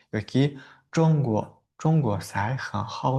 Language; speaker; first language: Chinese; non-native, fluent; Uzbek